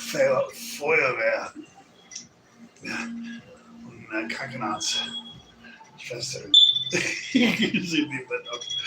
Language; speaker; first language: German; non-native, learner; English